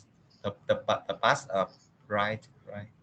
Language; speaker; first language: English; non-native, learner; Vietnamese